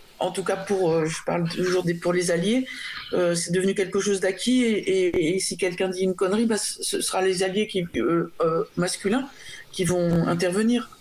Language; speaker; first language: French; native; French